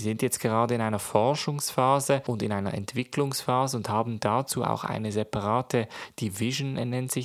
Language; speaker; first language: German; native; German